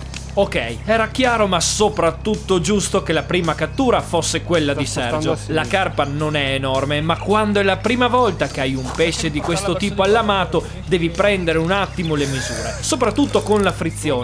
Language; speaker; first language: Italian; native; Italian